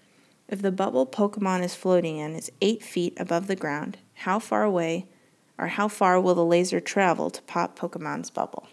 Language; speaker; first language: English; native; English